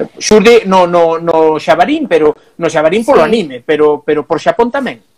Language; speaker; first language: Galician; non-native, local second language; Spanish